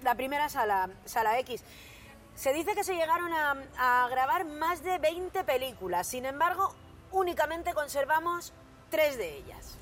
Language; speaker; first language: Spanish; native; Spanish